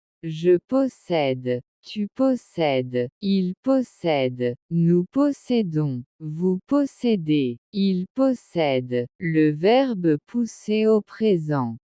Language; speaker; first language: French; non-native, local second language; Arabic